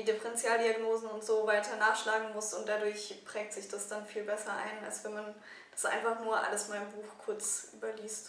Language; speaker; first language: German; native; German